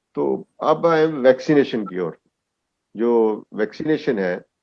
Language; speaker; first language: Hindi; non-native, local second language; Punjabi